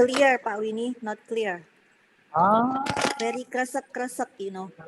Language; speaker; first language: English; non-native, learner; Indonesian